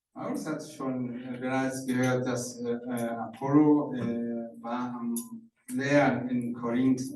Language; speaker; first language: German; non-native, fluent; Rundi